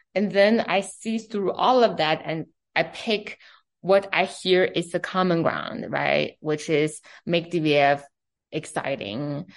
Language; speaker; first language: English; non-native, fluent; Chinese